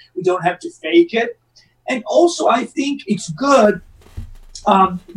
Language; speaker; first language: English; non-native, fluent; Italian